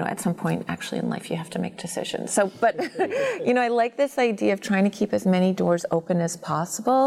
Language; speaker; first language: English; native; English